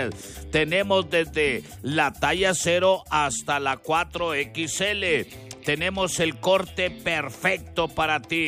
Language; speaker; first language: Spanish; native; Spanish